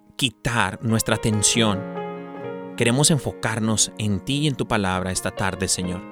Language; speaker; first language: Spanish; early bilingual, heritage; Spanish